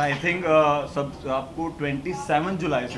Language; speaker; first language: Hindi; native; Hindi